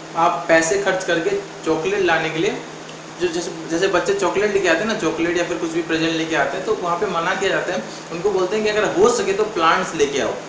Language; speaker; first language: Hindi; non-native, local second language; Odia